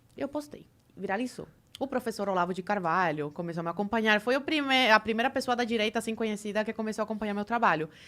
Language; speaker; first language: Portuguese; non-native, fluent; Spanish